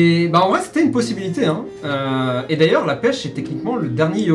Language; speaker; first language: French; native; French